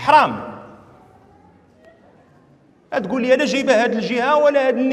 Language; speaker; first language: Arabic; native; Arabic